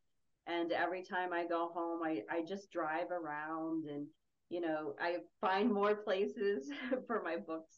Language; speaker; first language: English; native; English